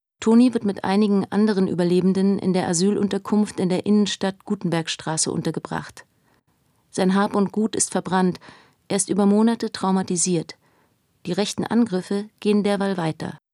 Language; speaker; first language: German; native; German